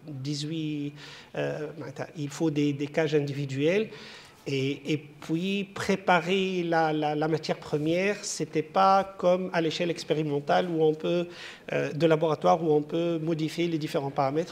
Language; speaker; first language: French; non-native, local second language; Arabic